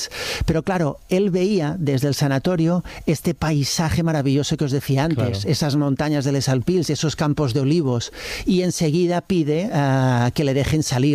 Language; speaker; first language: Spanish; native; Spanish